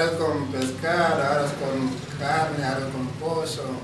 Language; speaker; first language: Spanish; non-native, learner; Wolof